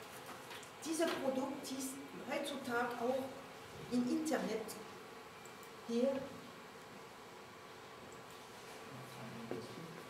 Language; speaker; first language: German; non-native, learner; French